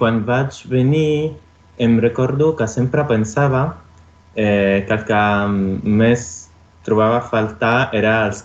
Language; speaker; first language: Catalan; non-native, learner; Italian